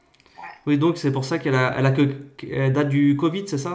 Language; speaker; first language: French; native; French